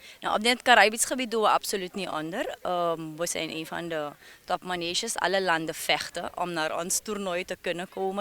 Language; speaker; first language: Dutch; native; Dutch